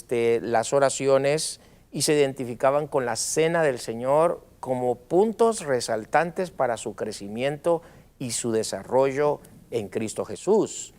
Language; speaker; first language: Spanish; native; Spanish